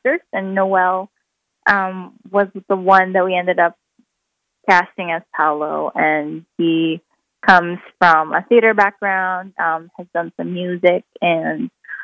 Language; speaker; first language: English; non-native, local second language; Filipino